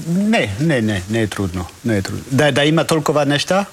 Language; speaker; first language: Bulgarian; non-native, learner; French